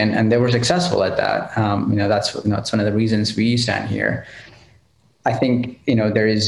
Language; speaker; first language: English; non-native, local second language; Telugu